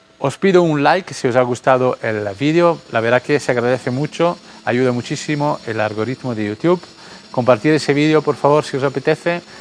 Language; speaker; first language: Spanish; non-native, fluent; Italian